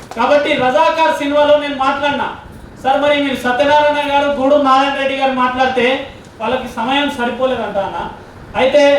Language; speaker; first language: Telugu; non-native, local second language; Lambadi